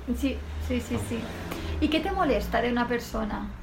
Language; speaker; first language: Spanish; native; Spanish